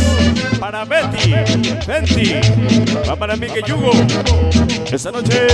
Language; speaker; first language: Spanish; native; Spanish